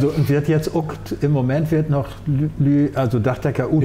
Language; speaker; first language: German; native; German